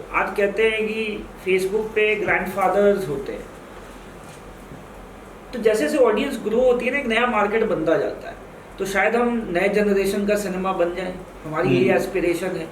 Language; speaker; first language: Hindi; native; Hindi